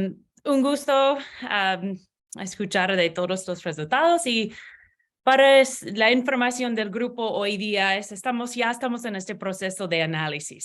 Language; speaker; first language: Spanish; non-native, learner; English